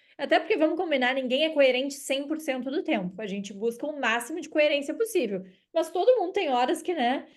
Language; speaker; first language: Portuguese; native; Portuguese